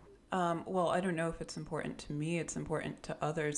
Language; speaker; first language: English; early bilingual, other home language; Russian